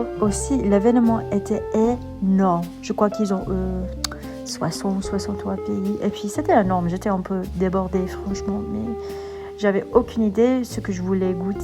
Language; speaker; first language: French; non-native, fluent; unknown